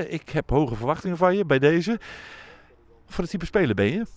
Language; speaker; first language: Dutch; native; Dutch